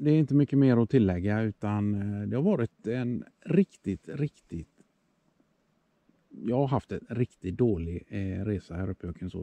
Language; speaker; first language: Swedish; native; Swedish